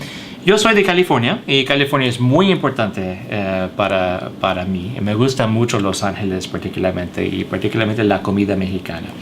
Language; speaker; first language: Spanish; early bilingual, heritage; English